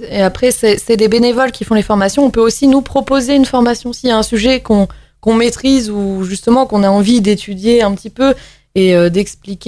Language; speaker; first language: French; native; French